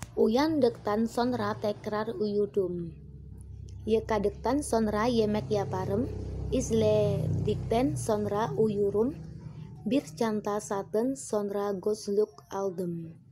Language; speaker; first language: Turkish; non-native, learner; Indonesian